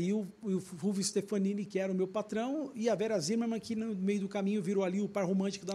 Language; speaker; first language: Portuguese; native; Portuguese